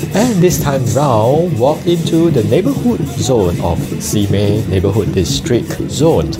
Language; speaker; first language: English; non-native, local second language; Chinese